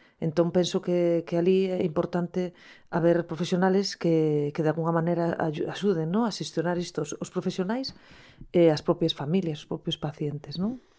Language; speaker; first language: Galician; non-native, local second language; Spanish